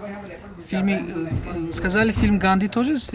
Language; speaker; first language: Russian; non-native, local second language; Tajik